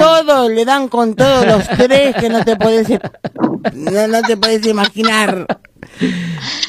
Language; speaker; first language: Spanish; native; Spanish